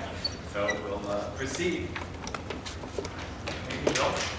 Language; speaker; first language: English; native; English